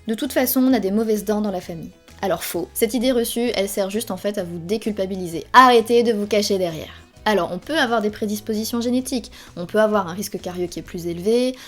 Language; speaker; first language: French; native; French